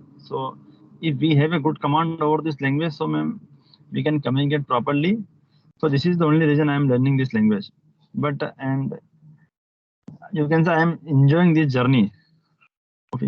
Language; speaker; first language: English; non-native, local second language; Hindi